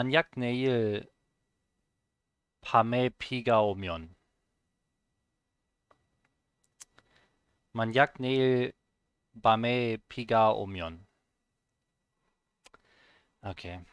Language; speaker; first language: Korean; non-native, learner; German